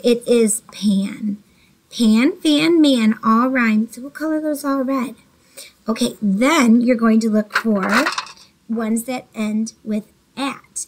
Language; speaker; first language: English; native; English